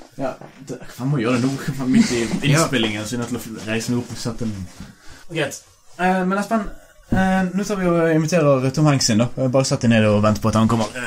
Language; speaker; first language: Norwegian; native; Norwegian